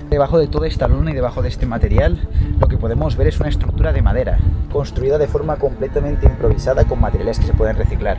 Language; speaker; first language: Spanish; native; Spanish